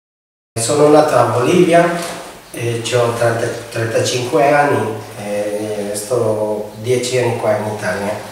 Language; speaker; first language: Italian; non-native, fluent; Spanish